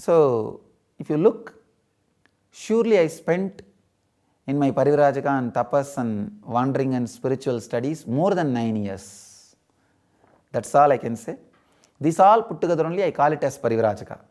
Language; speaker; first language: English; non-native, local second language; Tamil